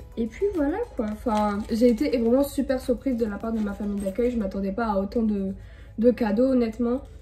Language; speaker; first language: French; native; French